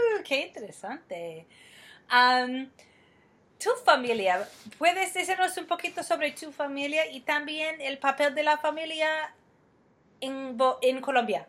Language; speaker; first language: Spanish; non-native, fluent; English